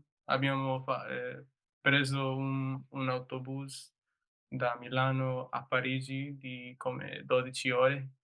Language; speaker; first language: Italian; non-native, learner; English